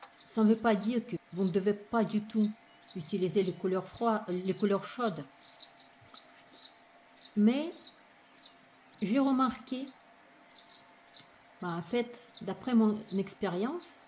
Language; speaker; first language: French; non-native, fluent; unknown